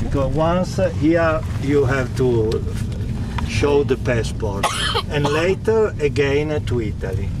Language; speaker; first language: English; non-native, learner; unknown